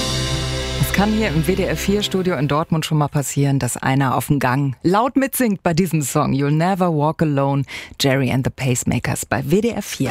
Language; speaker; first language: German; native; German